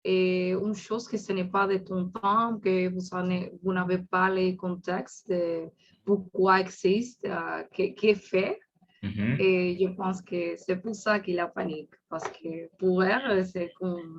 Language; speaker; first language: French; non-native, learner; Spanish